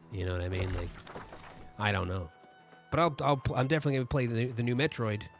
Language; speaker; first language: English; native; English